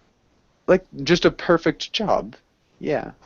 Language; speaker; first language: English; native; English